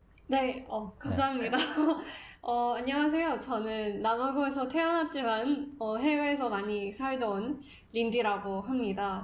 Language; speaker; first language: Korean; non-native, fluent; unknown